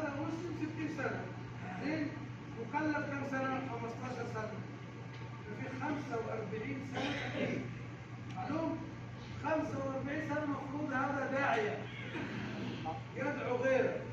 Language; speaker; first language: Arabic; non-native, learner; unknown